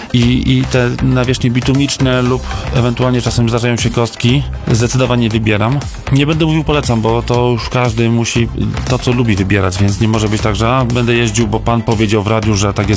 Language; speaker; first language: Polish; native; Polish